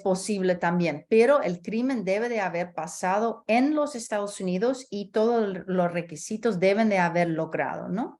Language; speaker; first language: Spanish; early bilingual, heritage; Spanish